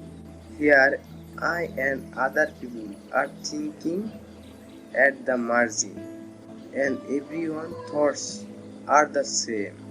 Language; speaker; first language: English; non-native, learner; Bangla